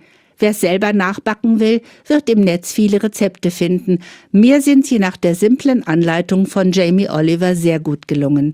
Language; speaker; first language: German; native; German